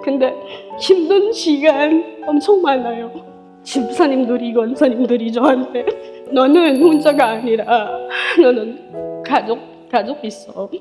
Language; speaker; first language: Korean; non-native, learner; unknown